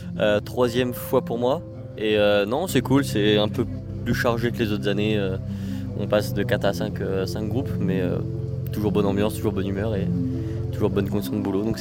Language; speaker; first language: French; native; French